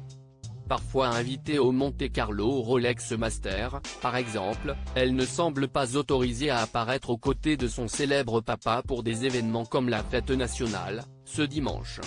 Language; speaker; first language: French; native; French